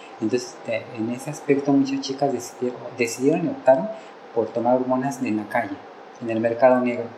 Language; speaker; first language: Spanish; native; Spanish